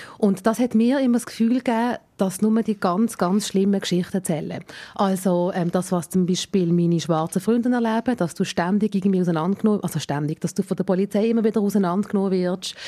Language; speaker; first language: German; early bilingual, other home language; Malayalam